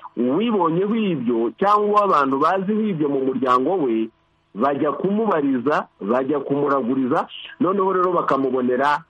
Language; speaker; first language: Kinyarwanda; native; Kinyarwanda